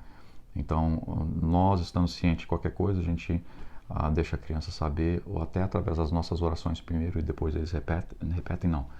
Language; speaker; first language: Portuguese; non-native, fluent; English